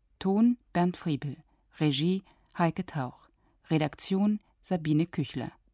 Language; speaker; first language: German; native; German